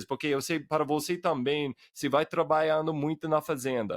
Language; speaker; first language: Portuguese; non-native, fluent; English